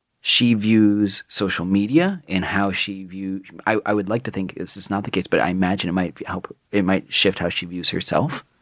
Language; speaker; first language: English; native; English